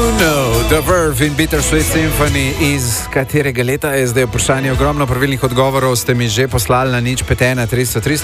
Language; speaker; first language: Slovenian; native; Slovenian